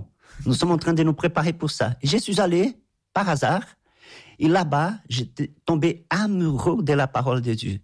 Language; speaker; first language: French; non-native, fluent; Portuguese